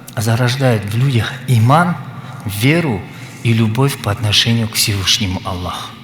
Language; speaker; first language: Russian; non-native, local second language; Kazakh